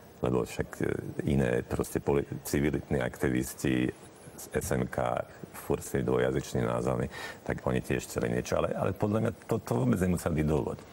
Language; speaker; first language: Slovak; non-native, local second language; Hungarian